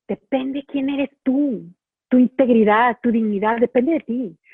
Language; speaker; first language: Spanish; native; Spanish